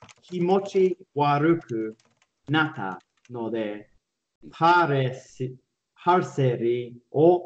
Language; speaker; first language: Japanese; non-native, learner; English